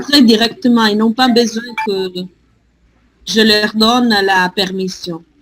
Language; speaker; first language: French; non-native, fluent; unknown